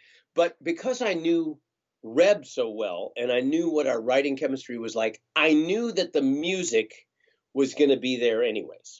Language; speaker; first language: English; native; English